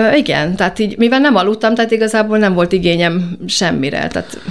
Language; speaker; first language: Hungarian; native; Hungarian